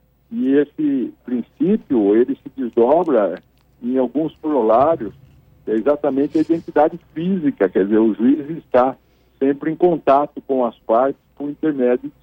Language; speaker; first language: Portuguese; native; Portuguese